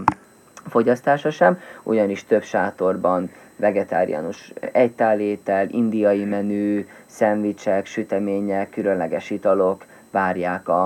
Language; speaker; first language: Hungarian; native; Hungarian